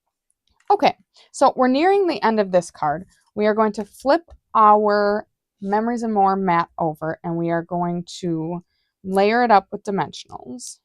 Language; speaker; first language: English; native; English